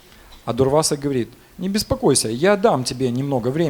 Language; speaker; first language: Russian; native; Russian